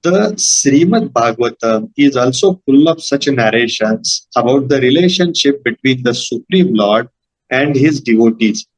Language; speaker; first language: English; non-native, local second language; Marathi